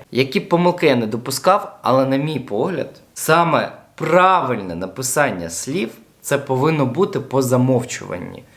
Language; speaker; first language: Ukrainian; native; Ukrainian